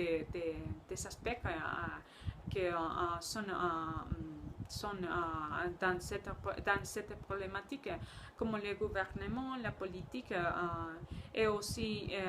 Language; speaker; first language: French; non-native, learner; Spanish